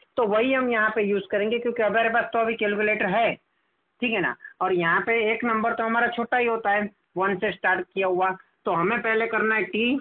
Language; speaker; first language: Hindi; non-native, local second language; Gujarati